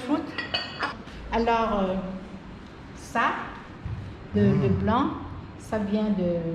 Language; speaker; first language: French; non-native, fluent; Vietnamese